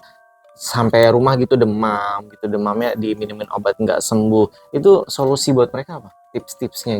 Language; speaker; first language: Indonesian; native; Indonesian